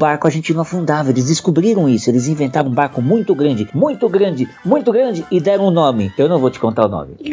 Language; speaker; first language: Portuguese; native; Portuguese